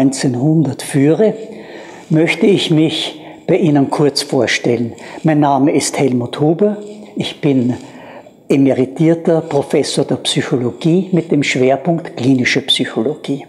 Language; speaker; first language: German; native; German